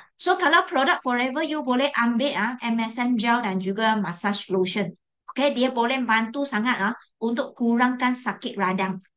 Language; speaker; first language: Malay; non-native, local second language; Chinese